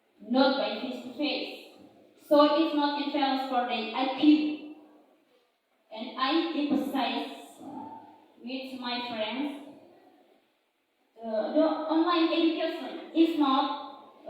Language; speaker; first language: English; non-native, learner; Indonesian